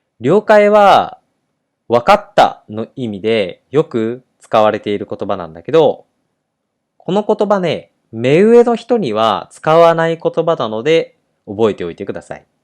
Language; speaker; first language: Japanese; native; Japanese